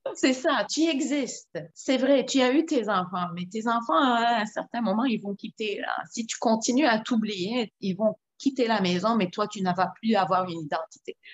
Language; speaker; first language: French; non-native, local second language; Arabic